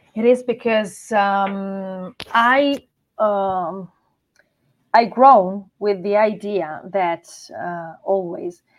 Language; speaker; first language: English; non-native, fluent; Italian